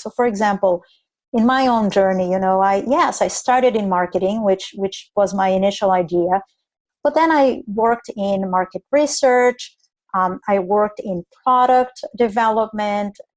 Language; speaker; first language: English; non-native, fluent; Spanish